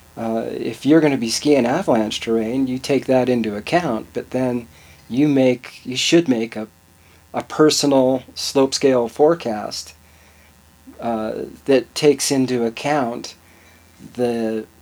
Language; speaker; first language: English; native; English